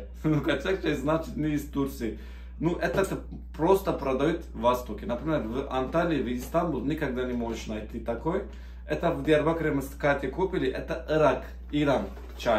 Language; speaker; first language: Russian; non-native, learner; Turkish